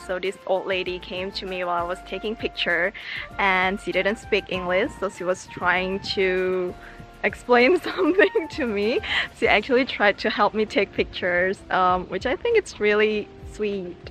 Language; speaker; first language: English; non-native, fluent; Indonesian